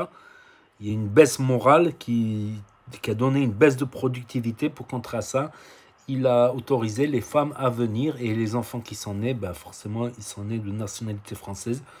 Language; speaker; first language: French; native; French